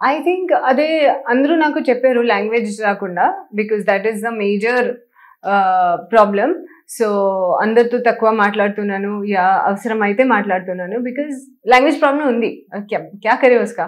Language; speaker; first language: Telugu; non-native, learner; Hindi